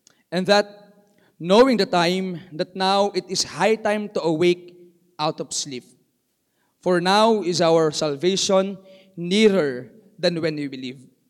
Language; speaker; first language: English; non-native, local second language; Filipino